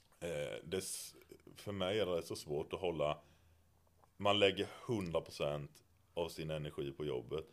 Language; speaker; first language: Swedish; native; Swedish